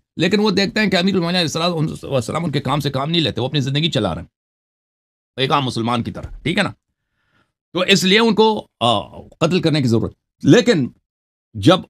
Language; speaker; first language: Urdu; non-native, local second language; Balti